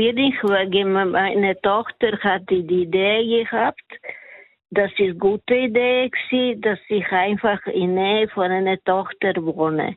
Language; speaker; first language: German; non-native, learner; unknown